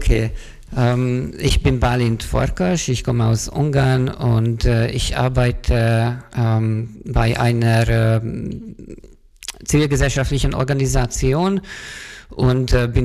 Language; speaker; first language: German; non-native, fluent; Hungarian